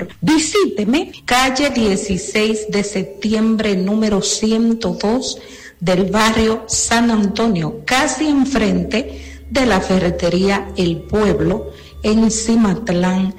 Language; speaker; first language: Spanish; native; Spanish